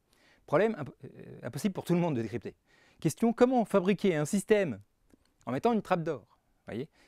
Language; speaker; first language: French; native; French